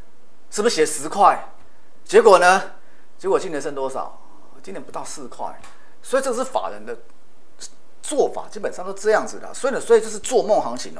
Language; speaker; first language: Chinese; native; Chinese